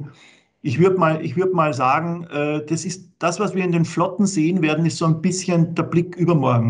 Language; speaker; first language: German; native; German